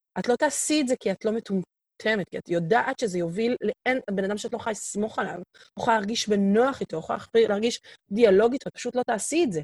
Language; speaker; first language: Hebrew; native; Hebrew